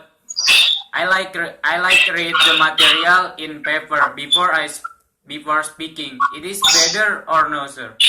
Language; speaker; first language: English; non-native, learner; Indonesian